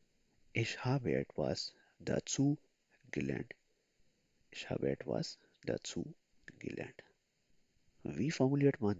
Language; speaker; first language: German; non-native, learner; Urdu